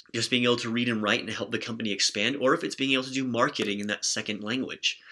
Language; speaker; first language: English; native; English